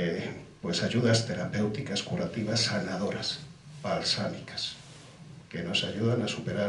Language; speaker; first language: Spanish; native; Spanish